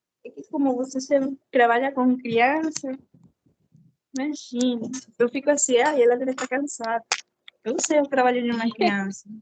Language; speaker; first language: Portuguese; non-native, fluent; Spanish